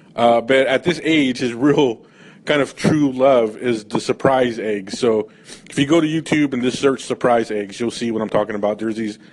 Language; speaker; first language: English; native; English